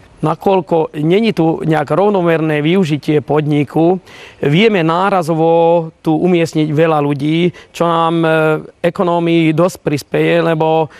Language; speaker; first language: Slovak; native; Slovak